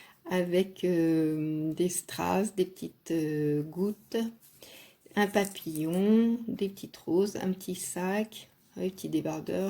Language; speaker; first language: French; native; French